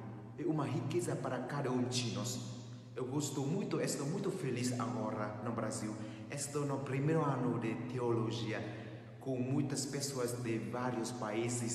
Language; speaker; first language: Portuguese; non-native, fluent; Vietnamese